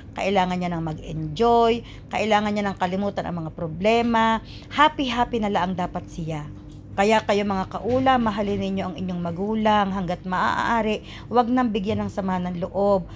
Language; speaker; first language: Filipino; native; Filipino